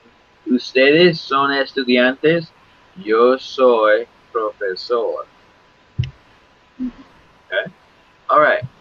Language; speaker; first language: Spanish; non-native, fluent; English